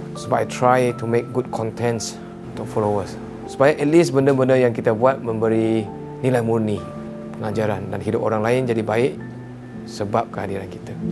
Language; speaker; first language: Malay; non-native, local second language; Chinese